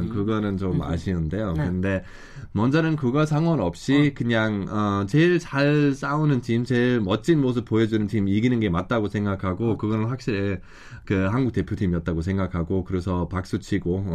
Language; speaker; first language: Korean; non-native, fluent; German